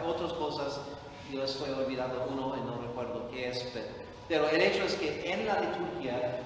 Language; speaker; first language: Spanish; non-native, fluent; English